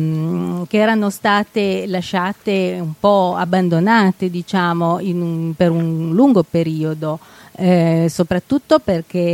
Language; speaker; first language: Italian; native; Italian